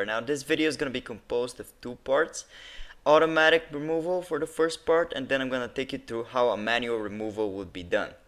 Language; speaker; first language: English; non-native, fluent; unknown